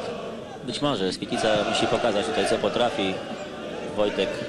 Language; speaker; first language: Polish; native; Polish